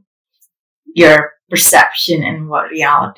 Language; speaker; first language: English; non-native, fluent; Indonesian